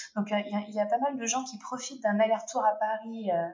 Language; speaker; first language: French; native; French